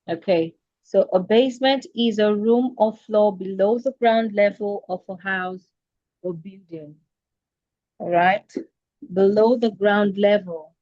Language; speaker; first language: English; non-native, fluent; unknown